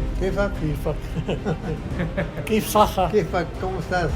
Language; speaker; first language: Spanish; non-native, local second language; Arabic